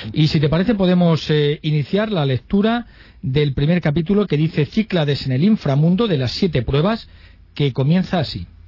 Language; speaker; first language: Spanish; native; Spanish